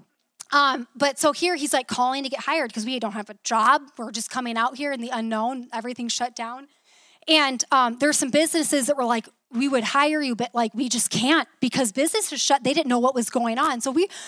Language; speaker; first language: English; native; English